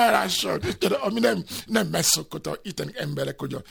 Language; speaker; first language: Hungarian; non-native, fluent; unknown